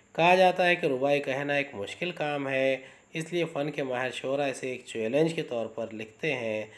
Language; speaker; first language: Urdu; native; Urdu